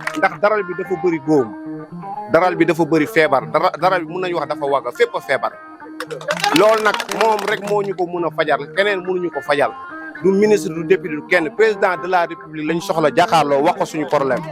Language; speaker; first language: Wolof; non-native, local second language; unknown